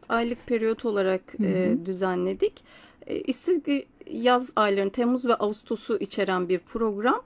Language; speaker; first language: Turkish; native; Turkish